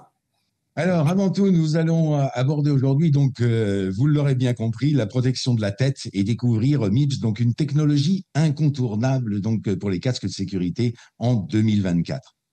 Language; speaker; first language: French; native; French